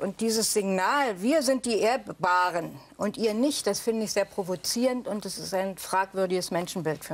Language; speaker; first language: German; native; German